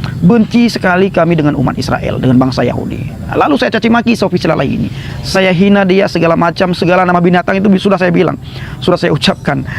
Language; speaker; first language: Indonesian; non-native, local second language; Achinese